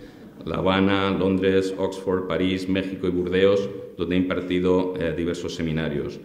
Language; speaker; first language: Spanish; native; Spanish